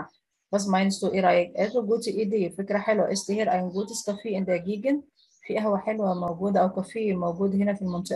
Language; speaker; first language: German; non-native, fluent; Arabic